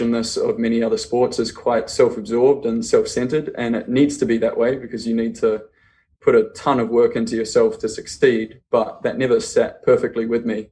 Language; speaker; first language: English; native; English